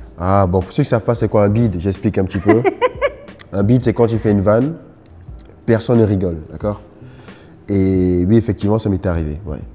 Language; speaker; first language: French; early bilingual, other home language; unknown